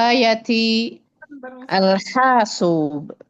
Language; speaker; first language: Arabic; non-native, learner; Indonesian